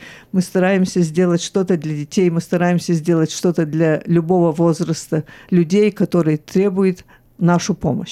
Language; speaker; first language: Russian; early bilingual, heritage; Russian